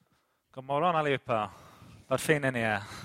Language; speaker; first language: Swedish; non-native, fluent; English